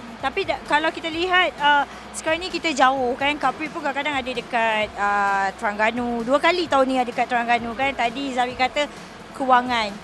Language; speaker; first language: Malay; native; Malay